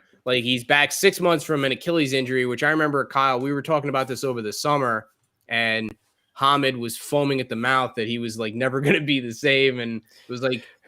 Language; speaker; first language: English; native; English